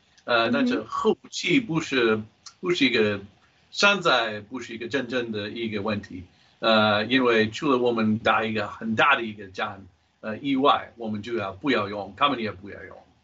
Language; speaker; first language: Chinese; non-native, fluent; English